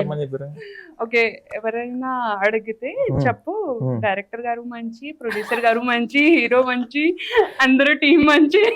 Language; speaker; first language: Telugu; non-native, learner; Hindi